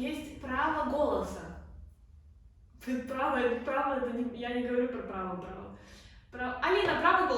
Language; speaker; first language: Russian; native; Russian